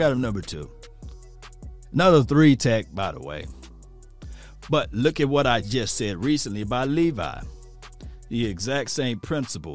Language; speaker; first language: English; native; English